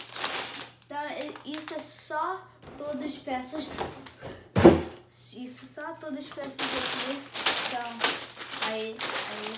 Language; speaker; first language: Portuguese; early bilingual, heritage; Portuguese